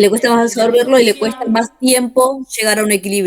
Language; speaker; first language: Spanish; native; Spanish